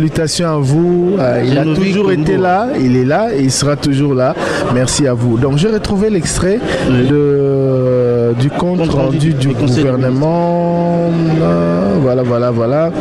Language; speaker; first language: French; non-native, local second language; Lingala